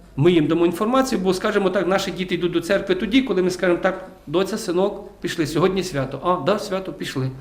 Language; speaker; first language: Ukrainian; native; Ukrainian